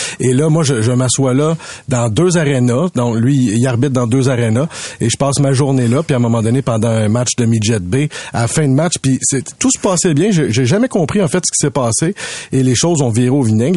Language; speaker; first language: French; native; French